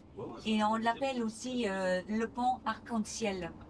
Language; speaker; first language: French; non-native, fluent; English